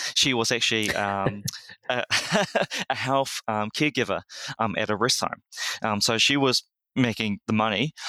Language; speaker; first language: English; native; English